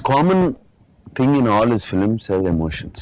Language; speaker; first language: Telugu; native; Telugu